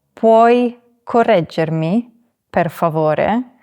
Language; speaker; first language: Italian; non-native, fluent; English